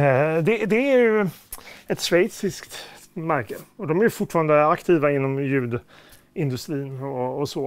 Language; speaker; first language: Swedish; native; Swedish